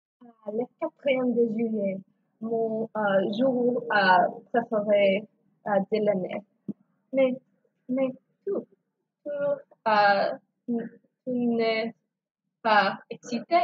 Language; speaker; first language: French; non-native, learner; English